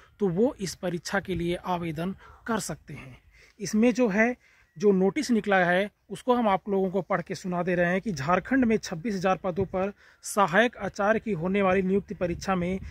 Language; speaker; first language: Hindi; native; Hindi